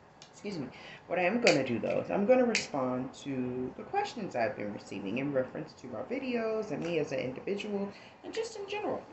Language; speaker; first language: English; native; English